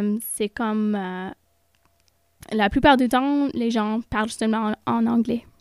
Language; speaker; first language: French; non-native, local second language; English